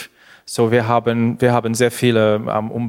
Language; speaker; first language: German; non-native, learner; English